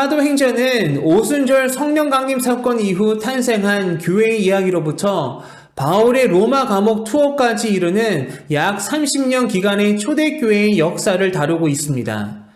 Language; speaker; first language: Korean; native; Korean